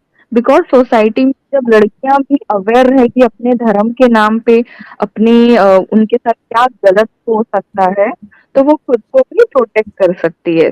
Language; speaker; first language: Hindi; native; Hindi